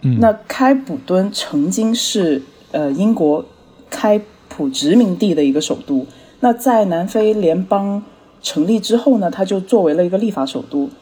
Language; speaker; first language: Chinese; early bilingual, heritage; Chinese